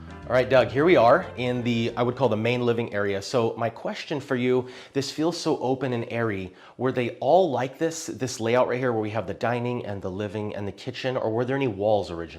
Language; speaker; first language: English; native; English